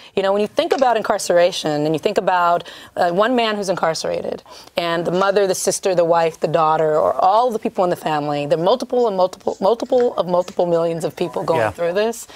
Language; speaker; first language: English; native; English